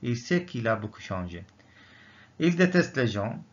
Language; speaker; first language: French; non-native, local second language; Arabic